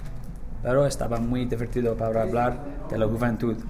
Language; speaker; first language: Spanish; non-native, learner; English